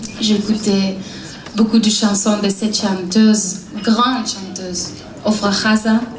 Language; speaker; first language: French; non-native, learner; Hebrew